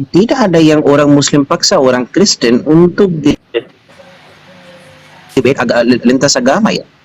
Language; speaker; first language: Indonesian; non-native, learner; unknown